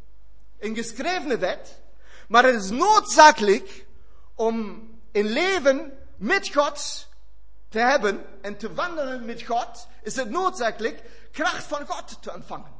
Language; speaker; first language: Dutch; non-native, fluent; German